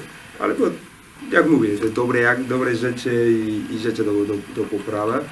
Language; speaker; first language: Polish; non-native, learner; Spanish